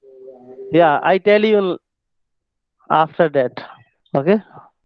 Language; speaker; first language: English; non-native, local second language; Hindi